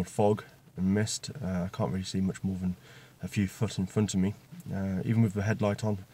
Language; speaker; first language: English; native; English